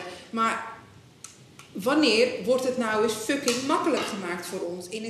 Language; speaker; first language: Dutch; native; Dutch